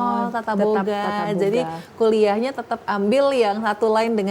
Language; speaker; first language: Indonesian; native; Indonesian